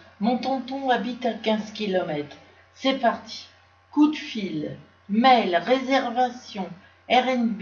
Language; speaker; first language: French; native; French